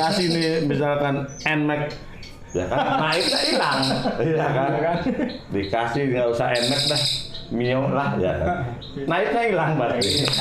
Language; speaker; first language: Indonesian; non-native, local second language; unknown